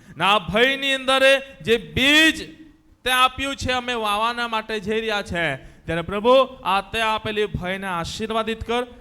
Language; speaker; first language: Gujarati; non-native, local second language; Gamit